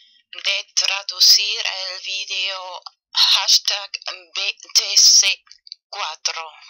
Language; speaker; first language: Spanish; non-native, learner; German